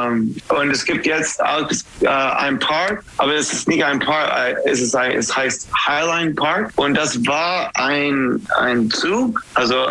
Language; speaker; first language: German; non-native, learner; English